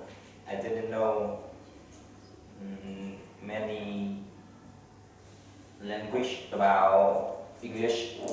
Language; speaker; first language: English; non-native, learner; Vietnamese